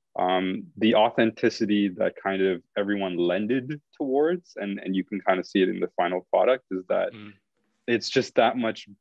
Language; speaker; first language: English; native; English